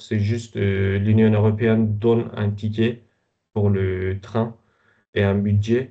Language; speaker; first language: French; non-native, fluent; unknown